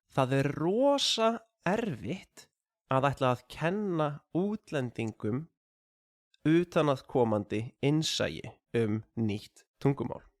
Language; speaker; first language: Icelandic; native; Icelandic